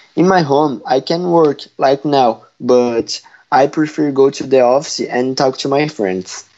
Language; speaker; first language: English; non-native, fluent; Portuguese